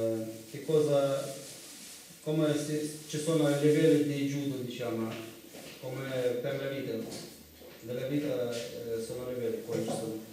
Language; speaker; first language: Italian; non-native, learner; Russian